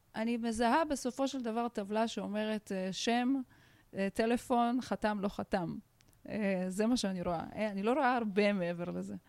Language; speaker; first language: Hebrew; non-native, fluent; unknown